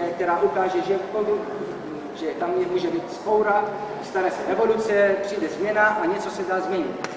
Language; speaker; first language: Czech; non-native, fluent; Arabic